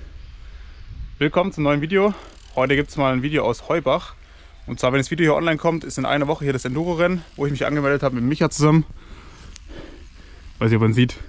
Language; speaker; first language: German; native; German